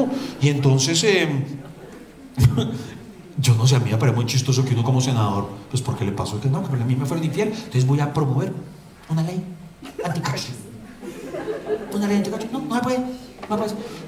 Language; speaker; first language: Spanish; native; Spanish